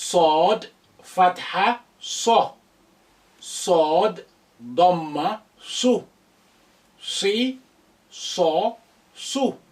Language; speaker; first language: Arabic; non-native, fluent; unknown